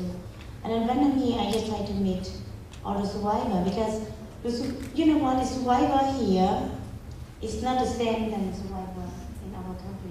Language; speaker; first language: English; non-native, learner; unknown